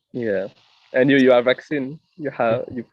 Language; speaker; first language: English; non-native, fluent; French